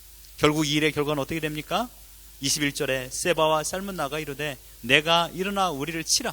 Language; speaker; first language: Korean; native; Korean